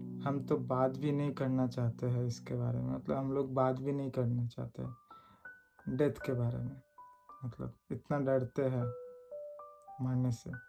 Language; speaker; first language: Hindi; non-native, local second language; Bangla